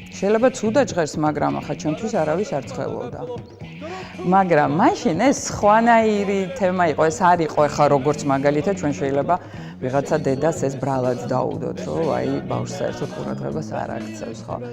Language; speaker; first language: Georgian; early bilingual, heritage; Georgian